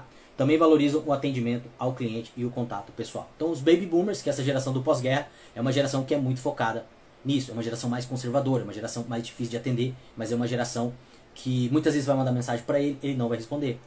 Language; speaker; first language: Portuguese; native; Portuguese